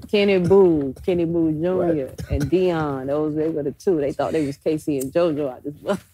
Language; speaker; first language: English; native; English